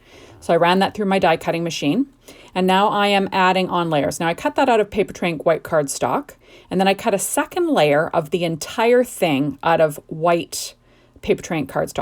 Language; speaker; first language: English; native; English